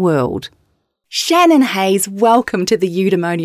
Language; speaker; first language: English; native; English